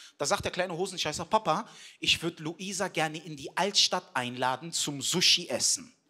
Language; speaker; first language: German; early bilingual, other home language; Turkish